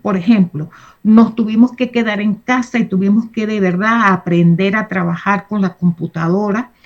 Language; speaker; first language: Spanish; native; Spanish